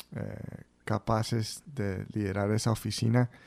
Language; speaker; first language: Spanish; early bilingual, heritage; Spanish